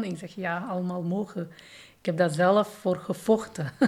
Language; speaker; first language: Dutch; non-native, fluent; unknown